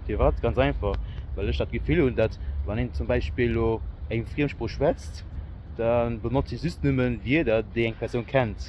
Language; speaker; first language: German; non-native, local second language; Luxembourgish